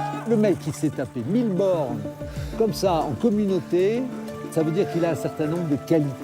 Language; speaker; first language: French; native; French